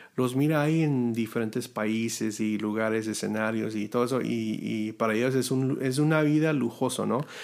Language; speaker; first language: Spanish; early bilingual, heritage; Spanish